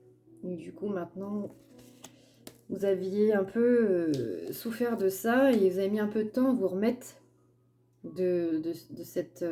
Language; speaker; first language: French; native; French